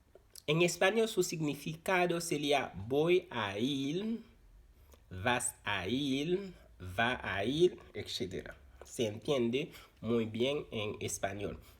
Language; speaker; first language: Spanish; non-native, fluent; Haitian Creole